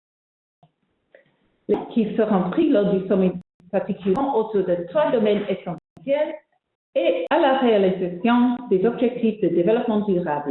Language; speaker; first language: French; non-native, fluent; English